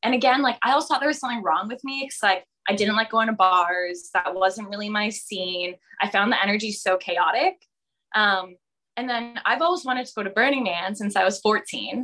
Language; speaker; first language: English; native; English